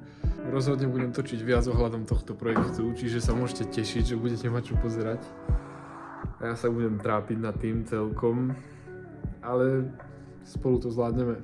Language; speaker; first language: Slovak; native; Slovak